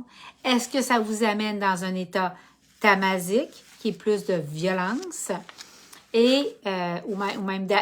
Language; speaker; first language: French; native; French